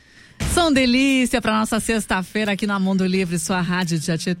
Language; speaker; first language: Portuguese; native; Portuguese